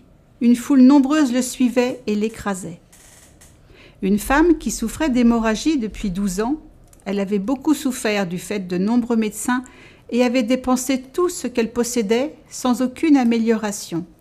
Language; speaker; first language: French; native; French